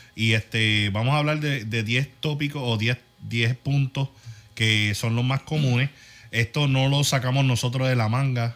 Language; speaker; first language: Spanish; early bilingual, heritage; Spanish